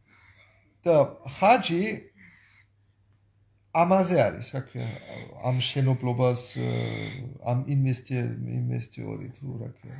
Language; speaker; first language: Georgian; non-native, learner; German